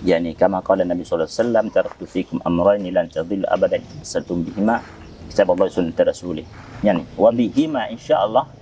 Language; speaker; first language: Arabic; non-native, fluent; Indonesian